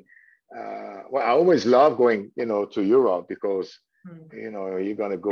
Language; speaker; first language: English; non-native, fluent; French